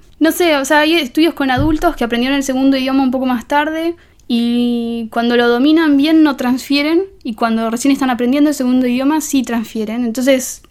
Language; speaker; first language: Spanish; native; Spanish